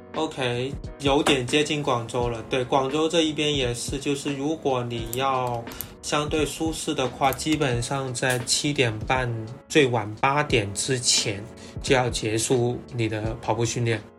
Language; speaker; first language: Chinese; non-native, local second language; Cantonese